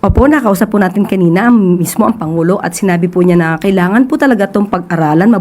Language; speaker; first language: Filipino; native; Filipino